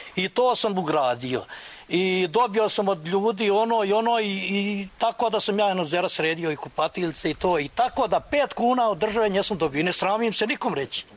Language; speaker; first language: Croatian; native; Croatian